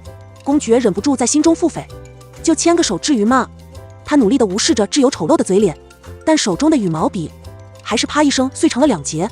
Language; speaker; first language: Chinese; native; Chinese